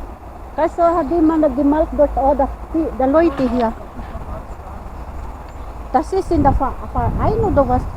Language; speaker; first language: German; non-native, learner; Filipino